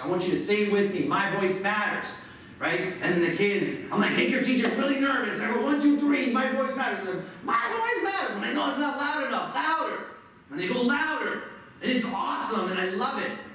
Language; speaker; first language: English; early bilingual, other home language; Spanish